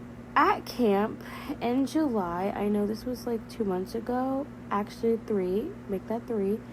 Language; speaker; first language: English; native; English